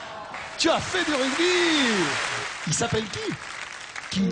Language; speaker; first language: French; native; French